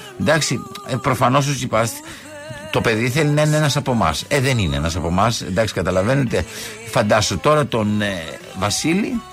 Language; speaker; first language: Greek; native; Greek